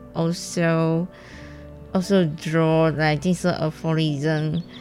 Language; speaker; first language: English; non-native, local second language; Chinese